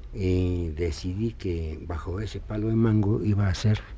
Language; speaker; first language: Spanish; native; Spanish